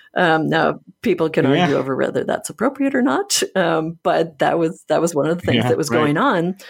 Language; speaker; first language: English; native; English